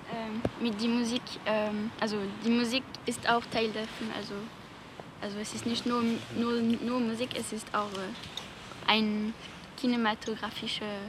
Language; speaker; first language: German; non-native, learner; French